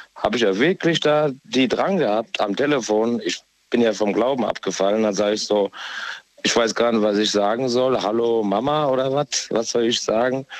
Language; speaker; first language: German; native; German